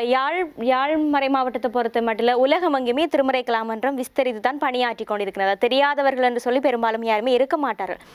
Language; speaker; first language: Tamil; native; Tamil